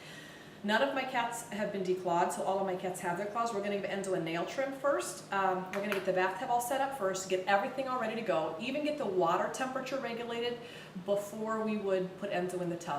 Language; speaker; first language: English; native; English